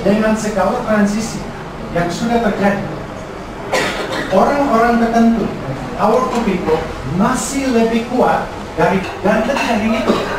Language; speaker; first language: Indonesian; non-native, fluent; English